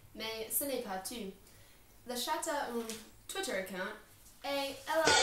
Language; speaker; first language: French; non-native, learner; English